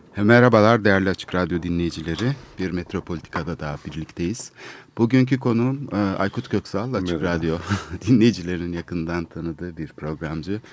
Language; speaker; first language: Turkish; native; Turkish